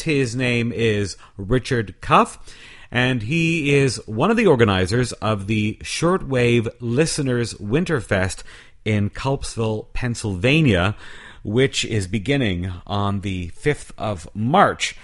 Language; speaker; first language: English; native; English